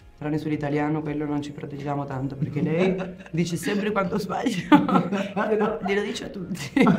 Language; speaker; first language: Italian; non-native, fluent; Spanish